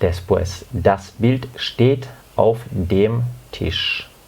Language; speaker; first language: German; non-native, fluent; Spanish